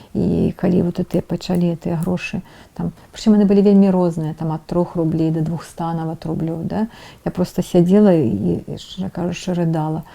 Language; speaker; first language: Belarusian; non-native, local second language; Russian